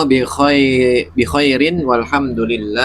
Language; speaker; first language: Arabic; non-native, learner; Indonesian